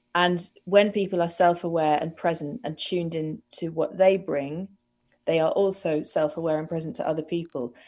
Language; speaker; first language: English; native; English